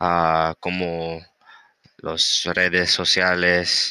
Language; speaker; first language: Spanish; non-native, learner; English